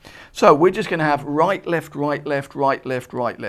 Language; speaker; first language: English; native; English